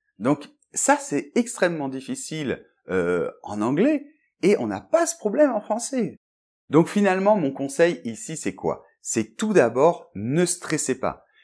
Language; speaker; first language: French; native; French